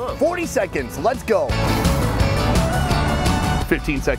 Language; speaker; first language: English; native; English